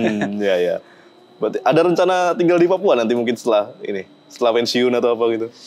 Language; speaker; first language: Indonesian; native; Indonesian